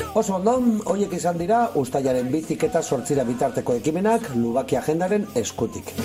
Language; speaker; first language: Basque; native; Basque